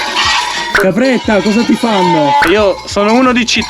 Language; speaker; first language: Italian; native; Italian